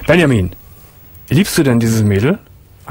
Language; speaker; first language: German; native; German